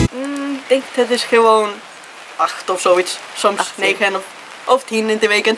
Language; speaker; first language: Dutch; non-native, learner; Icelandic